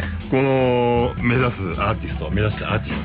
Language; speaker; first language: Japanese; native; Japanese